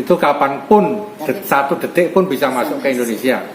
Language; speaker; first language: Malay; non-native, local second language; Javanese